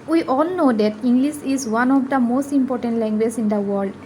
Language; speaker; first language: English; non-native, local second language; Assamese